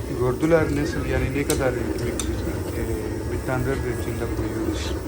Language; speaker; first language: Turkish; non-native, learner; Urdu